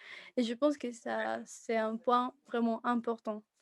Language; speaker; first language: French; non-native, fluent; Spanish